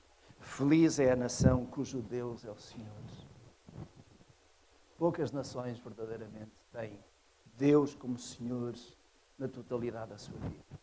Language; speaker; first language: Portuguese; native; Portuguese